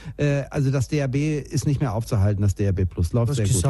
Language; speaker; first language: German; native; German